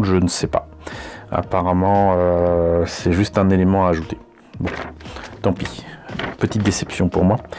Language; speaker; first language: French; native; French